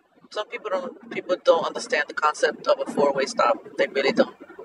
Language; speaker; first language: English; early bilingual, other home language; Spanish